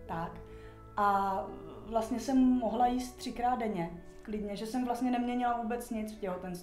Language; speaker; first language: Czech; native; Czech